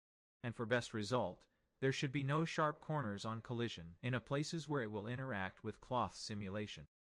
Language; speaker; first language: English; non-native, fluent; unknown